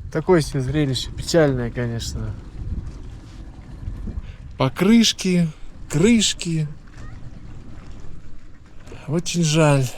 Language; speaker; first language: Russian; native; Russian